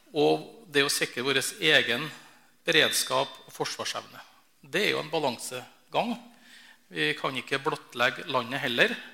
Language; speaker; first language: Norwegian; native; Norwegian